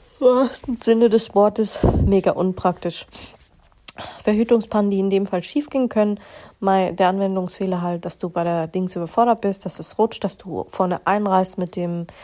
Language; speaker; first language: German; native; German